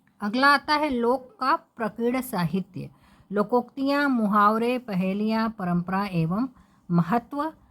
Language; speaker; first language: Hindi; native; Hindi